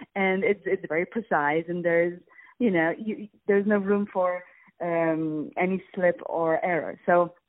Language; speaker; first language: English; non-native, fluent; Polish